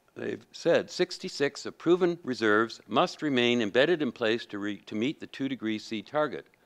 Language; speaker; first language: English; native; English